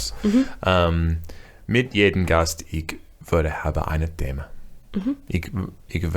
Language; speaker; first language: German; non-native, learner; English